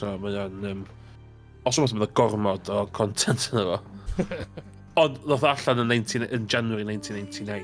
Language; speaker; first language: Welsh; native; Welsh